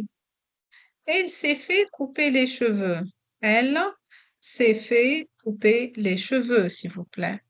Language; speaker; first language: French; non-native, local second language; Arabic